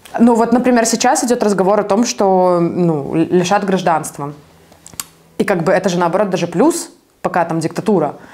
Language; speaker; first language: Russian; native; Russian